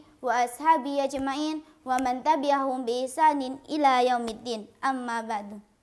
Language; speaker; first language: Arabic; non-native, learner; Indonesian